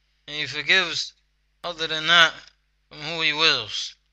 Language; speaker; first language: English; native; English